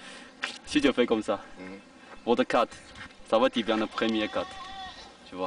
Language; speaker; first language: French; non-native, learner; Chinese